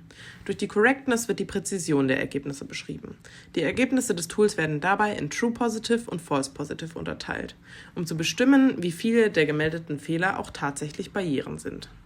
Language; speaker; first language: German; native; German